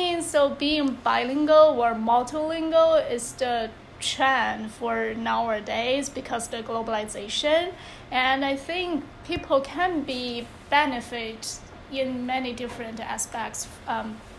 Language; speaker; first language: English; non-native, fluent; Chinese